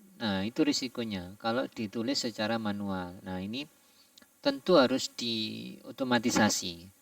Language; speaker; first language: Indonesian; native; Indonesian